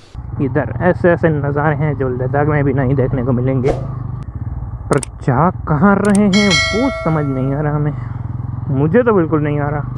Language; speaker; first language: Hindi; non-native, local second language; Gujarati